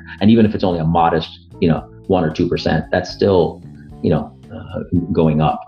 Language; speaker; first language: English; native; English